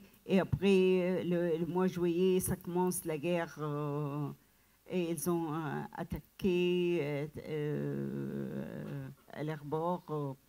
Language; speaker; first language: French; non-native, learner; Arabic